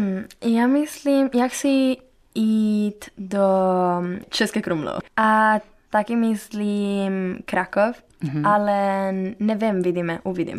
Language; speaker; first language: Czech; non-native, learner; Italian